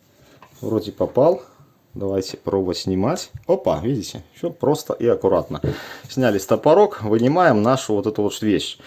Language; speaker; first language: Russian; native; Russian